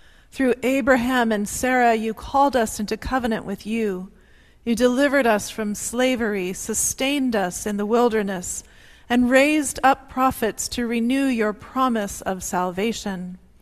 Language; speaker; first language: English; native; English